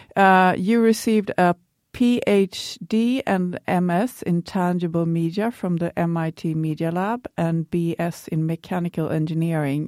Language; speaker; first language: English; non-native, fluent; Swedish